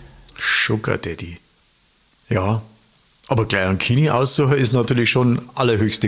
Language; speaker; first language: German; native; German